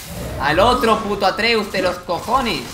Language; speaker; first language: Spanish; native; Spanish